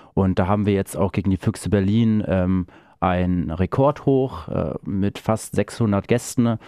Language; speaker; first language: German; native; German